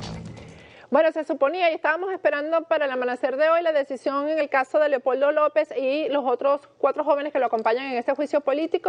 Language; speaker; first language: Spanish; native; Spanish